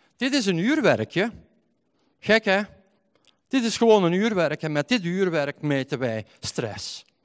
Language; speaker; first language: Dutch; native; Dutch